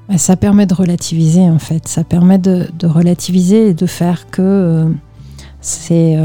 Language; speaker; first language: French; native; French